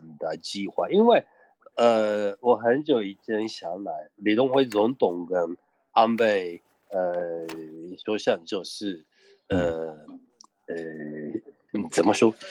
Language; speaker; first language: Chinese; non-native, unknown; Japanese